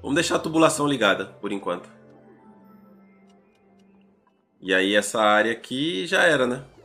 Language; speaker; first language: Portuguese; native; Portuguese